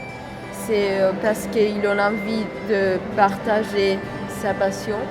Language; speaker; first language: French; non-native, fluent; Spanish